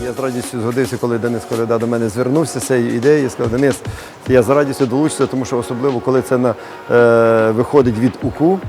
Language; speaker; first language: Ukrainian; native; Ukrainian